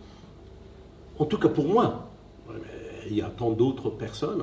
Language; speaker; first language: French; non-native, fluent; Persian